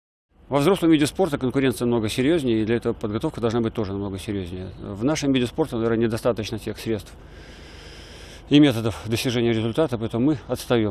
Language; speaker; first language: Russian; native; Russian